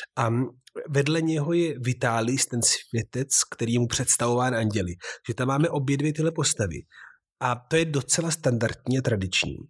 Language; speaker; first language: Czech; native; Czech